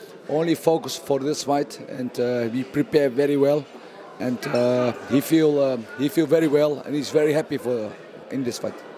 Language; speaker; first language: English; non-native, learner; Dutch